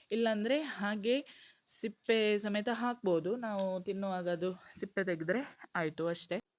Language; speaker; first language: Kannada; non-native, local second language; Konkani